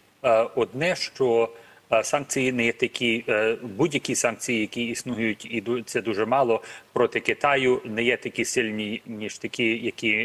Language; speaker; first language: Ukrainian; early bilingual, heritage; Ukrainian